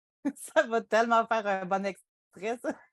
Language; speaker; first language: French; native; French